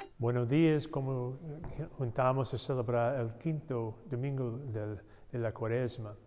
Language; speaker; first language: Spanish; non-native, learner; English